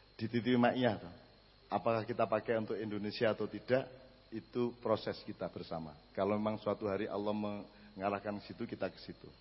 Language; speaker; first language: Indonesian; native; Indonesian